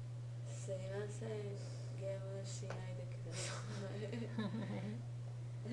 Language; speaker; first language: Japanese; non-native, learner; English